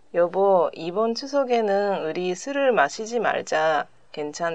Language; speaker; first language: Korean; non-native, learner; Japanese